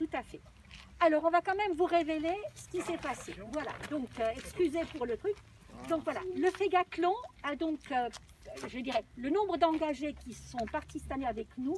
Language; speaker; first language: French; native; French